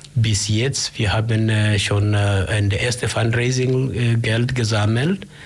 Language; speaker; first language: German; non-native, learner; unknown